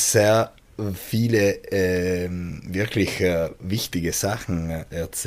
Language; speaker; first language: German; non-native, local second language; Italian